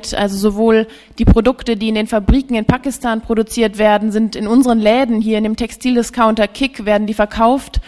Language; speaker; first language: German; native; German